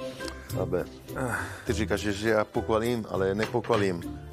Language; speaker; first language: Czech; non-native, learner; Italian